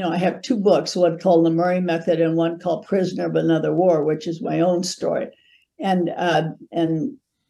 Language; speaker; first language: English; native; English